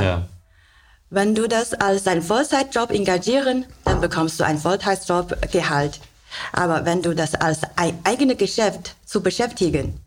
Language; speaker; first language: German; non-native, learner; Chinese